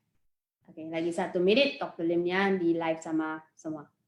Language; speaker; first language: Indonesian; non-native, fluent; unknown